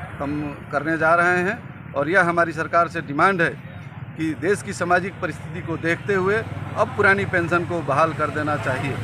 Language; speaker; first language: Hindi; native; Hindi